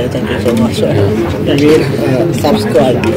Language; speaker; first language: English; non-native, learner; Persian